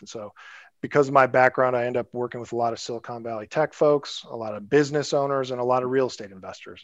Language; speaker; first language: English; native; English